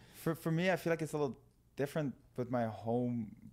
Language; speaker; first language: English; non-native, fluent; Dutch